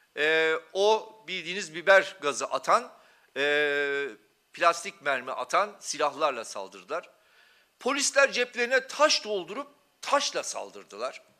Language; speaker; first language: Turkish; non-native, local second language; Kurdish